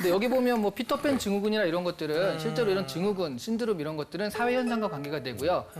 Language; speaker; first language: Korean; native; Korean